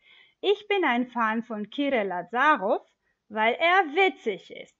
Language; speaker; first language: German; non-native, fluent; Macedonian